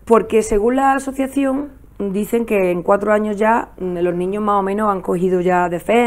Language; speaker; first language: Spanish; native; Spanish